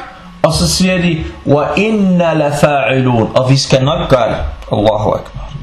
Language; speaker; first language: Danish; non-native, fluent; Arabic